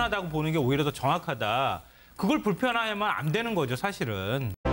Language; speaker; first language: Korean; native; Korean